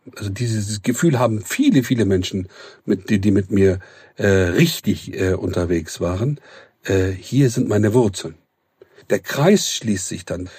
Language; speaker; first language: German; non-native, fluent; Turkish